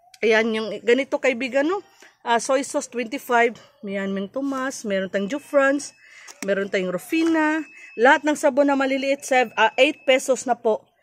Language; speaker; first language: Filipino; native; Filipino